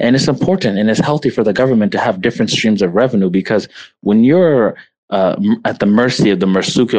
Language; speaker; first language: English; native; English